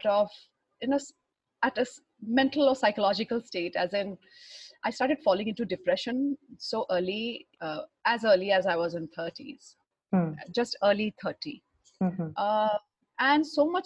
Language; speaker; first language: English; non-native, local second language; Hindi